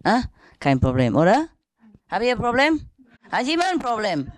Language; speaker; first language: German; non-native, learner; Vietnamese